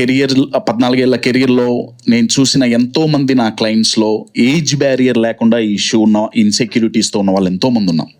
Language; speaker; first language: Telugu; native; Telugu